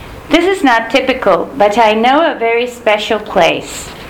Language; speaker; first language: English; non-native, fluent; Spanish